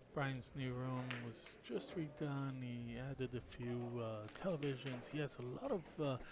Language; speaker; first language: English; non-native, fluent; Hebrew